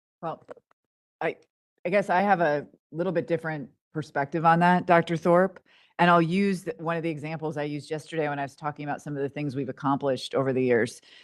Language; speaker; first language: English; native; English